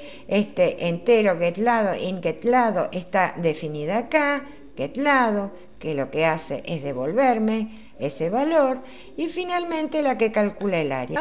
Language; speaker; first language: Spanish; native; Spanish